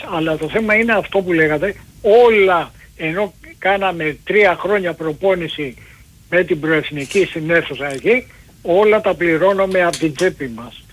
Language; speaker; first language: Greek; native; Greek